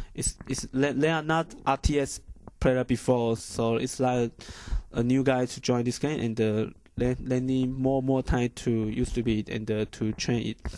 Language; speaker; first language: English; non-native, learner; Chinese